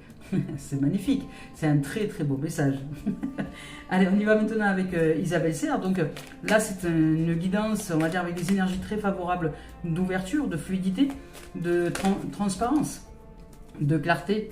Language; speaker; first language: French; native; French